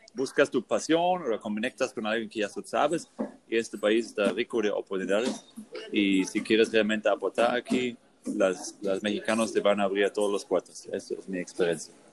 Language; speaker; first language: Spanish; non-native, fluent; German